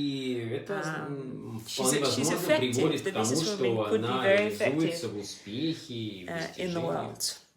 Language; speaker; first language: Russian; native; Russian